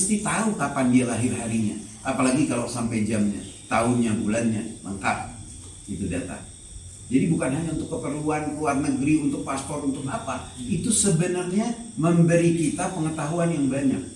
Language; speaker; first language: Indonesian; native; Indonesian